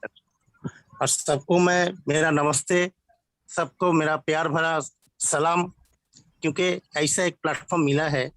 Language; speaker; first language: Hindi; non-native, local second language; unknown